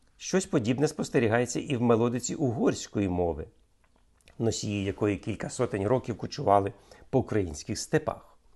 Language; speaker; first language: Ukrainian; native; Ukrainian